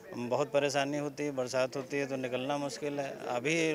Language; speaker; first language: Hindi; native; Hindi